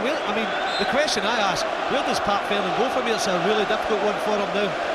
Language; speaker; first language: English; native; English